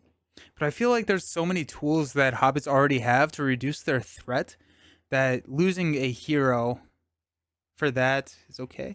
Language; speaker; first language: English; native; English